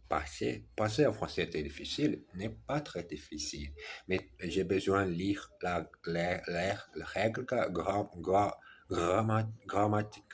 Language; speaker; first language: French; non-native, learner; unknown